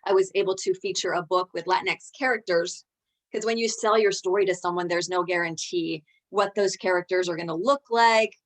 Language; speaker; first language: English; early bilingual, other home language; Spanish